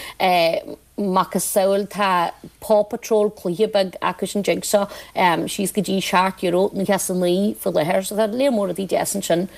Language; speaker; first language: Irish; native; Irish